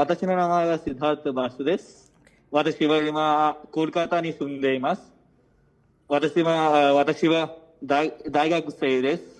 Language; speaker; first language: Japanese; non-native, learner; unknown